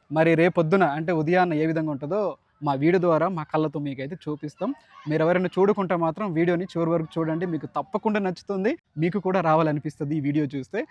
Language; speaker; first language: Telugu; non-native, local second language; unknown